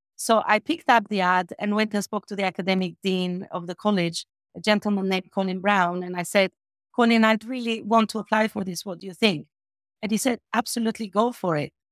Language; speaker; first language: English; non-native, fluent; Albanian